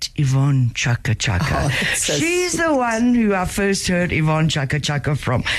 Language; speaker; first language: English; native; English